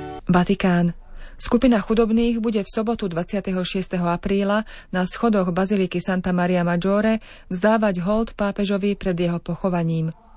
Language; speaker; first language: Slovak; native; Slovak